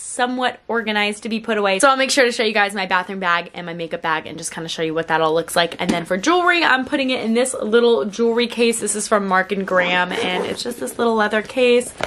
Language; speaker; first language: English; native; English